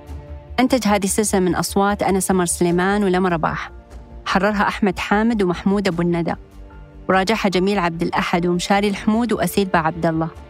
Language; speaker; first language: Arabic; native; Arabic